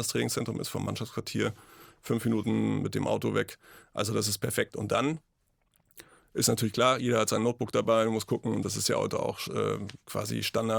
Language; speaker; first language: German; native; German